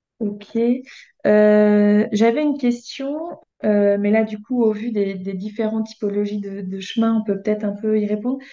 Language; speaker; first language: French; native; French